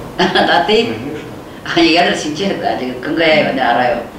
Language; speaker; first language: Korean; non-native, learner; Russian